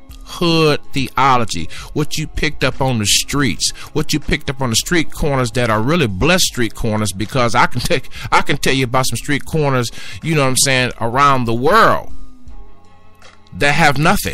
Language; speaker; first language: English; native; English